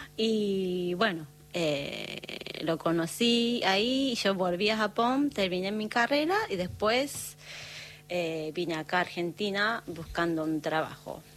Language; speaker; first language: Spanish; non-native, learner; Japanese